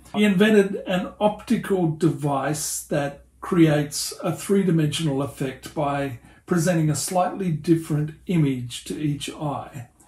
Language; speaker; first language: English; native; English